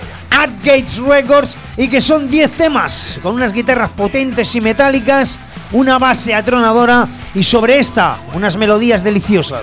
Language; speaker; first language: Spanish; native; Spanish